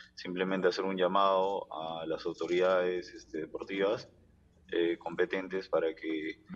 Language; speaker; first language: Spanish; native; Spanish